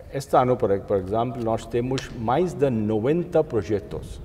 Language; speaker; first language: Portuguese; non-native, fluent; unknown